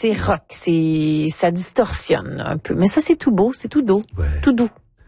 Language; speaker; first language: French; native; French